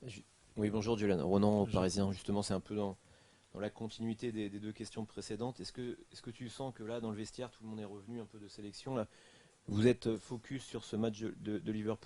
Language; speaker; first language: French; native; French